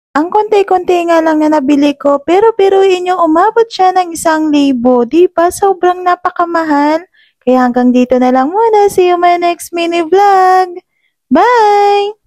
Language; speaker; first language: Filipino; native; Filipino